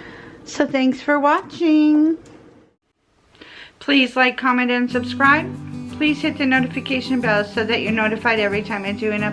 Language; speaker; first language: English; native; English